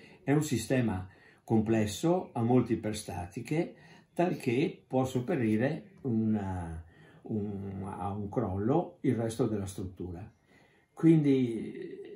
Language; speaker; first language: Italian; native; Italian